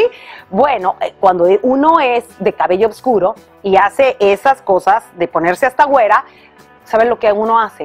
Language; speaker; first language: Spanish; native; Spanish